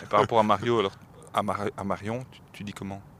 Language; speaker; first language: French; native; French